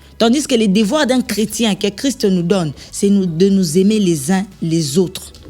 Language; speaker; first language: French; non-native, local second language; Lingala